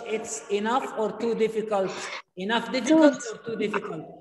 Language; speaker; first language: English; non-native, fluent; Arabic